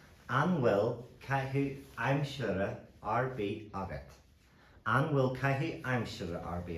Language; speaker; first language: Irish; non-native, local second language; English